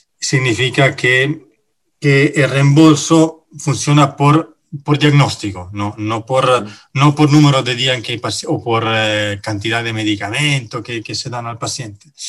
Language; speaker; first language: Spanish; non-native, fluent; Italian